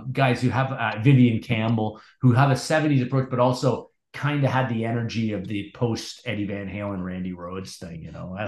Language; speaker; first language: English; native; English